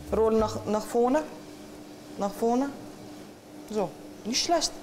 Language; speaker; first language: German; non-native, learner; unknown